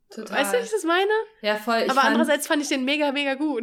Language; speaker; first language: German; native; German